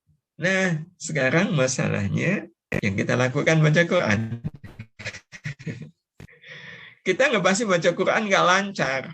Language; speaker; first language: Indonesian; native; Indonesian